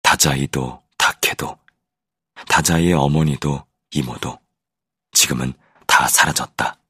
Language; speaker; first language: Korean; native; Korean